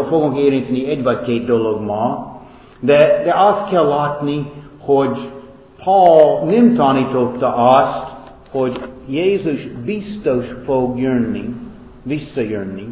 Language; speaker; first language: Hungarian; non-native, fluent; English